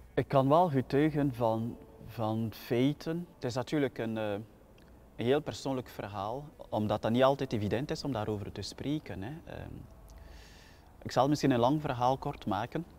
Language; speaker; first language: Dutch; non-native, fluent; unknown